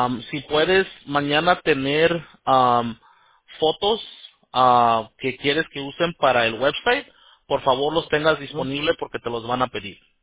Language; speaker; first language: Spanish; native; Spanish